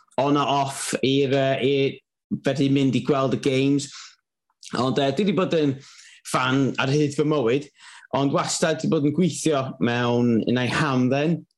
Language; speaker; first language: Welsh; native; Welsh